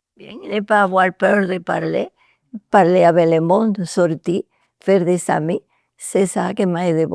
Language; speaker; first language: French; non-native, learner; Spanish